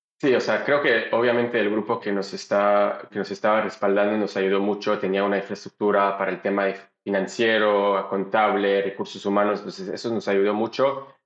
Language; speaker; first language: Spanish; non-native, fluent; French